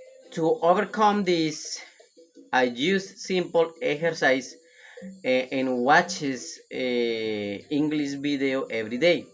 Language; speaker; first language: English; non-native, learner; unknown